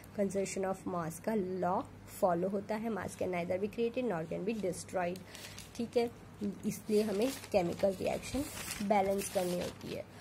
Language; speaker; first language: Hindi; non-native, local second language; Gujarati